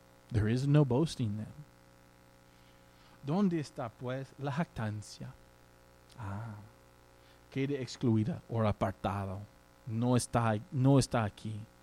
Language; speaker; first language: Spanish; non-native, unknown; English